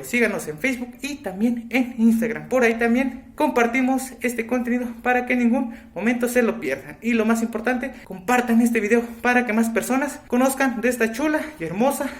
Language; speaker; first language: Spanish; native; Spanish